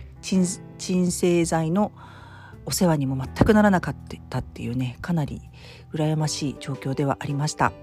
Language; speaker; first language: Japanese; native; Japanese